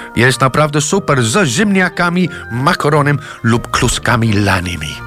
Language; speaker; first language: Polish; non-native, fluent; English